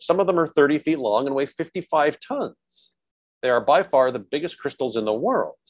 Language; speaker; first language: English; native; English